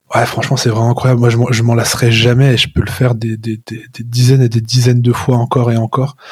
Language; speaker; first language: French; native; French